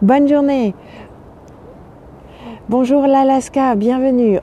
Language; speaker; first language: French; native; French